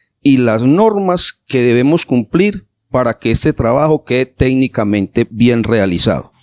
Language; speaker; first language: Spanish; native; Spanish